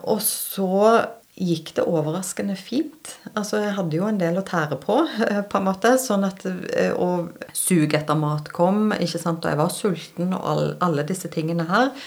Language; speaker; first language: Norwegian; native; Norwegian